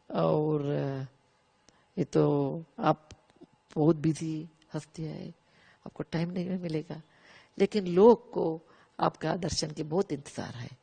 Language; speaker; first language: Hindi; non-native, local second language; Kannada